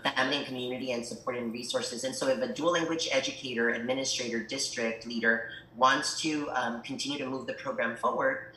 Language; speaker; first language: English; early bilingual, other home language; Spanish